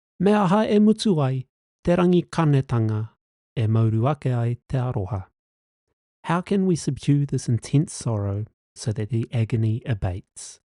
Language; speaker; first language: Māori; non-native, local second language; English